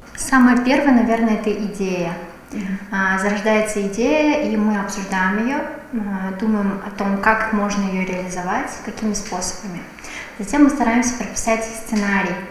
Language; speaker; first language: Russian; native; Russian